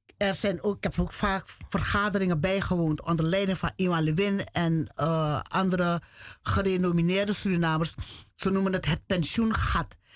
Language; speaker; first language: Dutch; native; Dutch